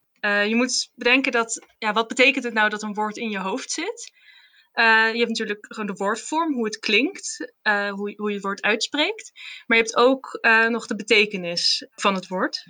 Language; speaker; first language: Dutch; native; Dutch